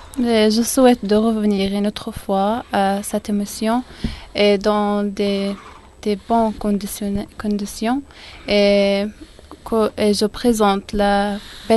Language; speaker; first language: French; non-native, learner; Arabic